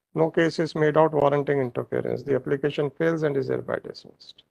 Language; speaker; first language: English; non-native, local second language; Hindi